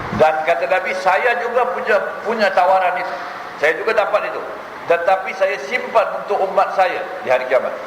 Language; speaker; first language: Malay; native; Malay